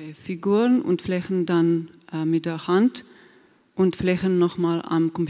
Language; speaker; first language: German; non-native, fluent; Slovenian